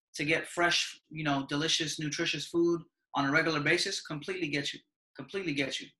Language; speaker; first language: English; native; English